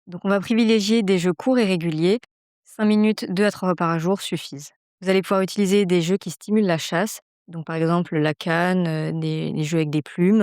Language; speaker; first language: French; native; French